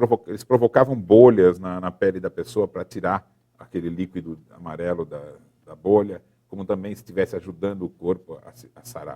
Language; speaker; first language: Portuguese; native; Portuguese